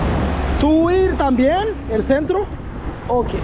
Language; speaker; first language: Spanish; non-native, learner; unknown